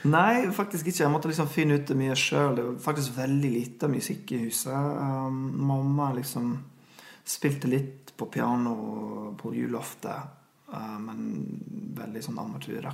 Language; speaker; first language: Norwegian; non-native, fluent; English